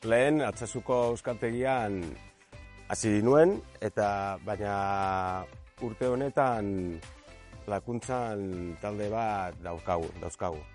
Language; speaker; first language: Basque; non-native, learner; Spanish